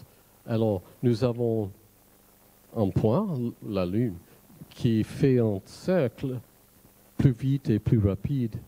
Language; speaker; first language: French; non-native, fluent; English